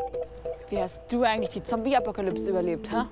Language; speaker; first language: German; native; German